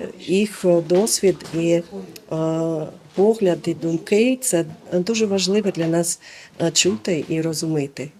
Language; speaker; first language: Ukrainian; non-native, fluent; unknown